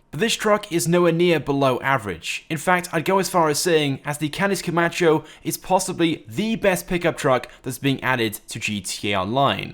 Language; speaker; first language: English; native; English